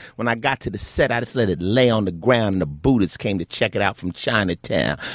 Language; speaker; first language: English; native; English